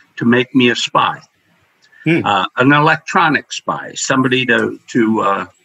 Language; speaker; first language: English; native; English